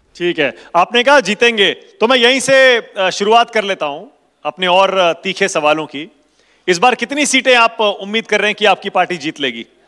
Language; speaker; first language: Hindi; native; Hindi